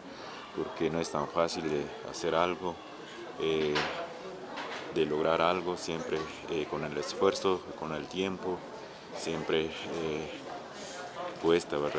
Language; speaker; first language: Spanish; non-native, local second language; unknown